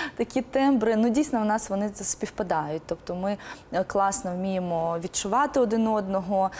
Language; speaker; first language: Ukrainian; non-native, local second language; Russian